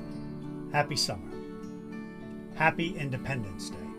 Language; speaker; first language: English; native; English